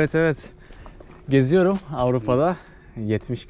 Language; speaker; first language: Turkish; native; Turkish